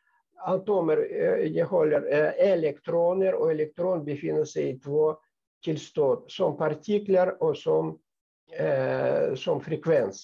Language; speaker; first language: Swedish; non-native, fluent; Russian